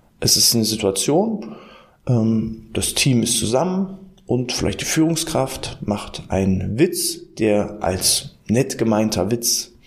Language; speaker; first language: German; native; German